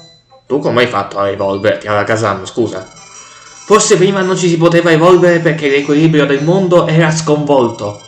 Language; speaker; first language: Italian; native; Italian